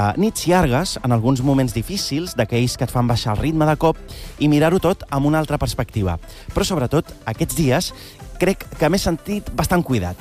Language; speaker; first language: Catalan; early bilingual, other home language; Arabic